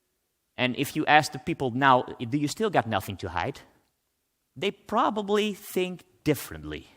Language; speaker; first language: English; non-native, fluent; Dutch